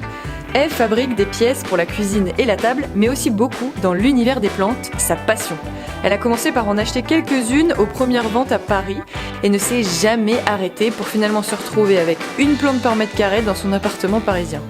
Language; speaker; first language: French; native; French